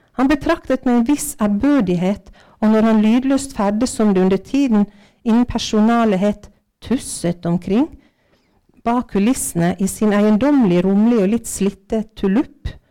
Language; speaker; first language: Norwegian; native; Norwegian